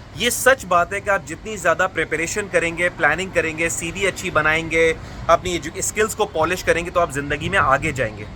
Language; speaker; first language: Urdu; native; Urdu